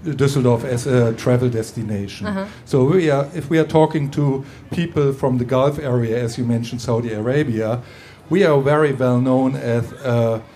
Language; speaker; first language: English; non-native, fluent; German